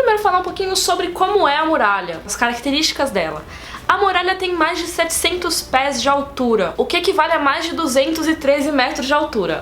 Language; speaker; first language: Portuguese; native; Portuguese